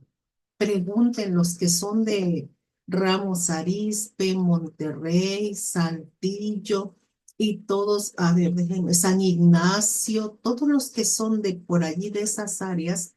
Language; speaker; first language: Spanish; native; Spanish